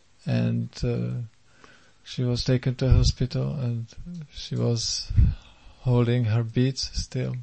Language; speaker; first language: English; non-native, fluent; Czech